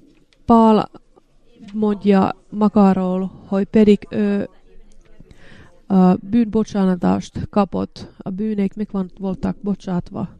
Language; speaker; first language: Hungarian; non-native, learner; Finnish